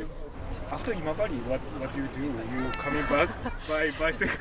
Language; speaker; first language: English; non-native, fluent; Japanese